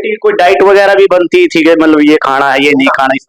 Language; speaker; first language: Hindi; native; Hindi